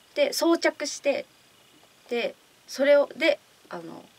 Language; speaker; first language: Japanese; native; Japanese